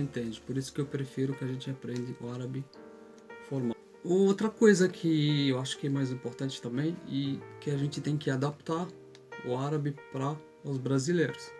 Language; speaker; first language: Portuguese; non-native, fluent; Arabic